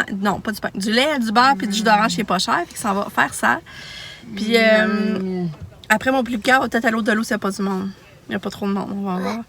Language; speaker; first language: French; native; French